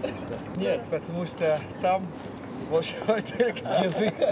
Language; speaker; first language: Russian; non-native, learner; English